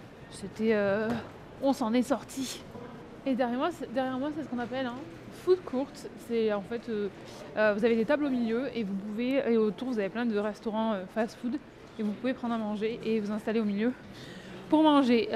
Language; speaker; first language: French; native; French